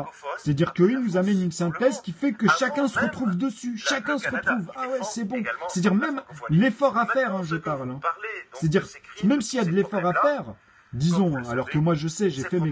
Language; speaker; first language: French; native; French